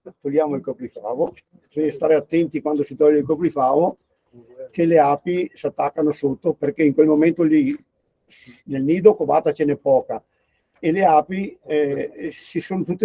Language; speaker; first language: Italian; native; Italian